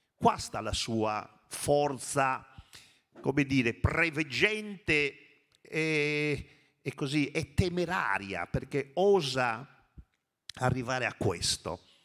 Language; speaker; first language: Italian; native; Italian